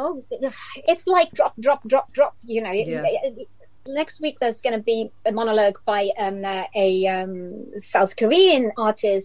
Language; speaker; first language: English; non-native, fluent; Italian